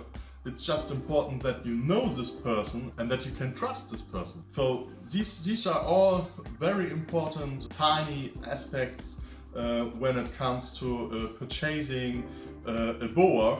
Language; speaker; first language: English; non-native, fluent; German